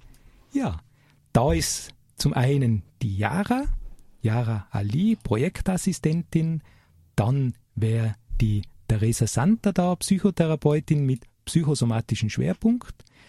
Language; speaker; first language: German; native; German